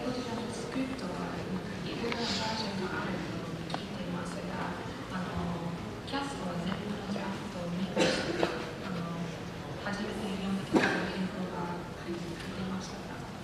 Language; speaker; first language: Japanese; non-native, fluent; English